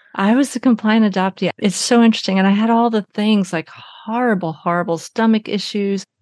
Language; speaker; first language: English; native; English